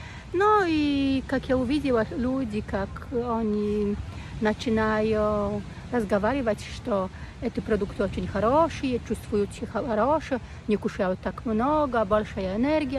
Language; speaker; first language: Russian; non-native, learner; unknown